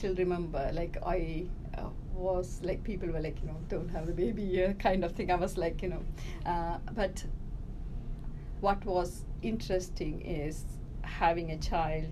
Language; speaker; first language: English; early bilingual, other home language; Tamil